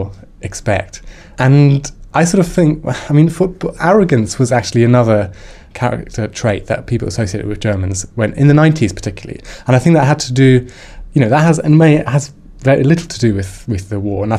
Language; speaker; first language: English; non-native, fluent; German